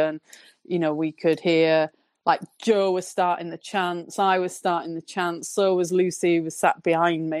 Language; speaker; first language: English; native; English